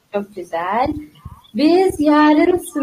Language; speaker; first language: Turkish; non-native, fluent; Uzbek